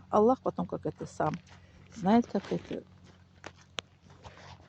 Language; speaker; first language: Russian; non-native, learner; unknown